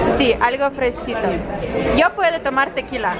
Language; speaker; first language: Spanish; non-native, learner; Russian